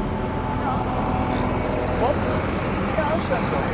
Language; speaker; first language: German; native; German